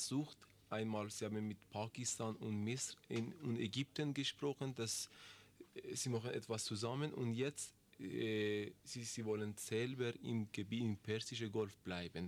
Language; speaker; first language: German; non-native, learner; Persian